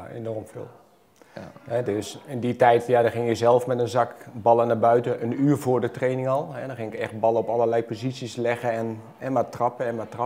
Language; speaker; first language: Dutch; native; Dutch